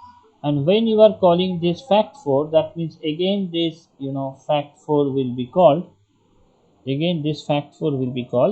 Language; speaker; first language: English; non-native, local second language; Bangla